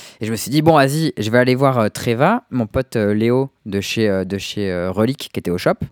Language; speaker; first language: French; native; French